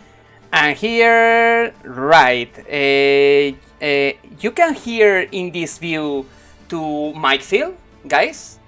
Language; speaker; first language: English; non-native, learner; Spanish